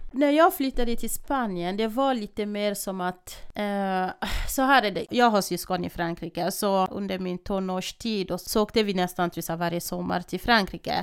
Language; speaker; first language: Swedish; early bilingual, other home language; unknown